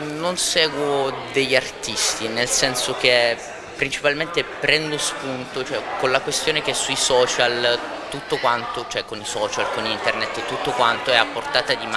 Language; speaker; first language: Italian; native; Italian